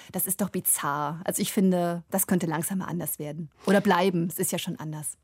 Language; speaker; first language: German; native; German